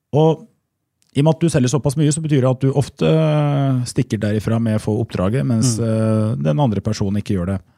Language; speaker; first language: Norwegian; native; Norwegian